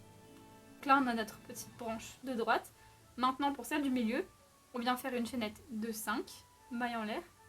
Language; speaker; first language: French; native; French